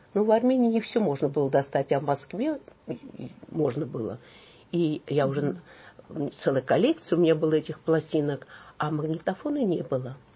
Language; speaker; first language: Russian; non-native, local second language; Armenian